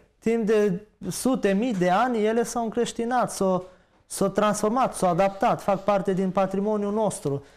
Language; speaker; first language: Romanian; native; Romanian